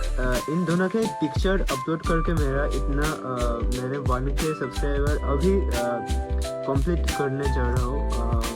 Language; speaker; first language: Hindi; non-native, local second language; Bangla